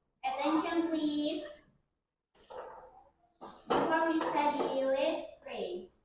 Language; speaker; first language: English; non-native, learner; Indonesian